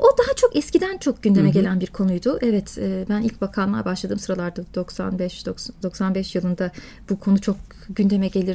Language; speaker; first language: Turkish; native; Turkish